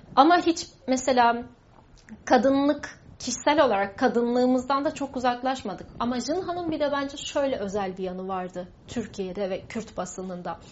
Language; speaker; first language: Turkish; non-native, local second language; Kurdish